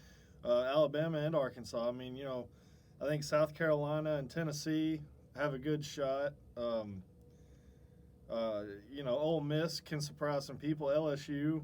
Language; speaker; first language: English; native; English